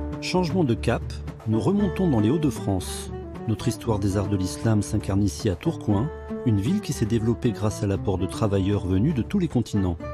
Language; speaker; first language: French; native; French